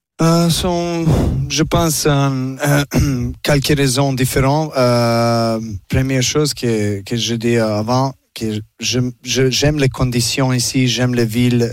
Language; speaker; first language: French; non-native, learner; Serbian